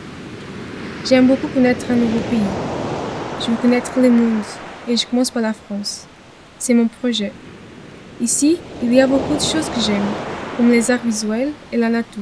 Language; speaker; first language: French; non-native, learner; Portuguese